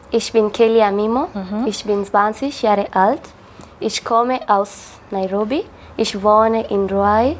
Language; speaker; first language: German; non-native, learner; Swahili